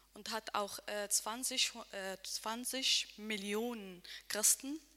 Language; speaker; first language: German; non-native, learner; Arabic